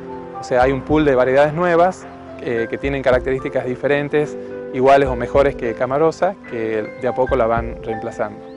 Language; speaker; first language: Spanish; native; Spanish